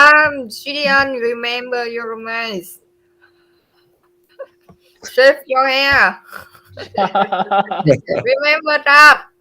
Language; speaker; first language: English; non-native, learner; Vietnamese